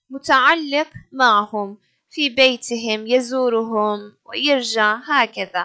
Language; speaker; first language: Arabic; non-native, fluent; Turkish